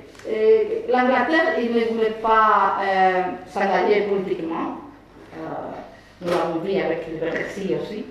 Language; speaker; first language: French; non-native, fluent; Spanish